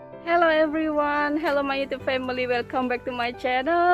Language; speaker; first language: English; non-native, learner; Indonesian